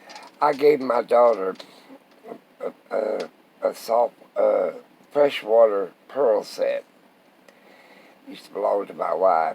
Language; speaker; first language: English; native; English